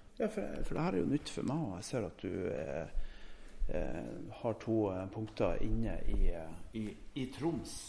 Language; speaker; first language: Norwegian; native; Norwegian